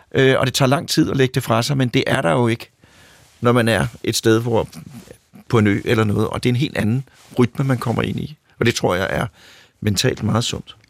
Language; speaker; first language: Danish; native; Danish